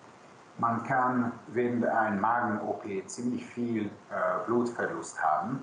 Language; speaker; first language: German; non-native, local second language; Hungarian